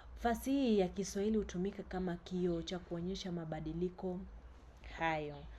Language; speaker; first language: Swahili; non-native, local second language; Luo (Kenya and Tanzania)